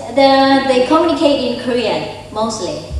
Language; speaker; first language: English; non-native, fluent; Indonesian